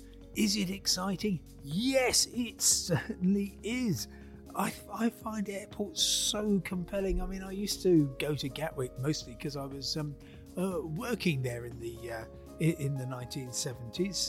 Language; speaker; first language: English; native; English